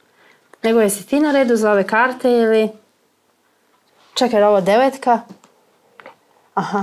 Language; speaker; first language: Serbian; native; Serbian